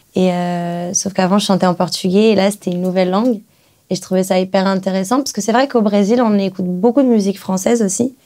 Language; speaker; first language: French; early bilingual, other home language; Portuguese